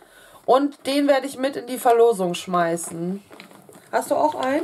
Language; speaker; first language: German; native; German